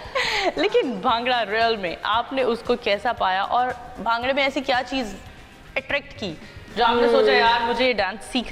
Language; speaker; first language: Hindi; native; Hindi